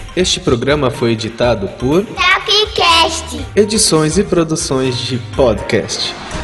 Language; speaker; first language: Portuguese; non-native, fluent; Italian